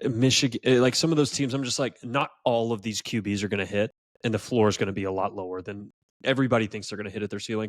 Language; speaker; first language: English; native; English